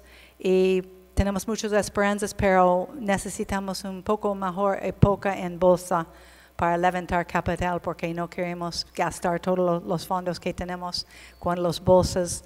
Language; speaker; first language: Spanish; non-native, learner; English